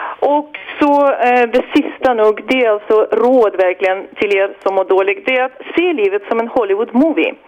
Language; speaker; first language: Swedish; non-native, fluent; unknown